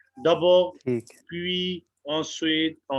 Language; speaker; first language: French; non-native, fluent; Hindi